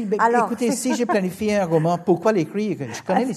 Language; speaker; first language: French; non-native, fluent; English